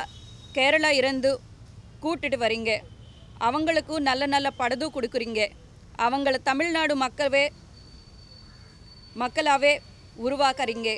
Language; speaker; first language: Tamil; non-native, learner; Telugu